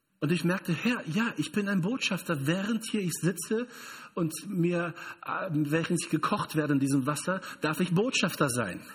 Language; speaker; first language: German; non-native, fluent; Portuguese